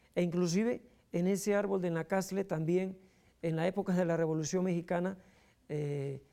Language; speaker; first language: Spanish; native; Spanish